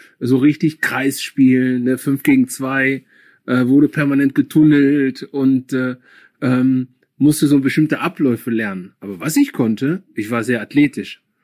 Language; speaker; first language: German; early bilingual, other home language; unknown